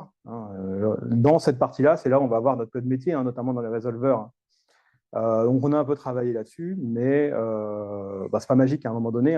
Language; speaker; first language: French; native; French